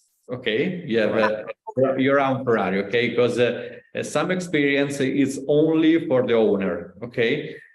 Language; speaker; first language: English; non-native, learner; Italian